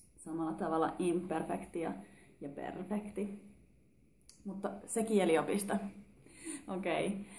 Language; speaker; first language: Finnish; native; Finnish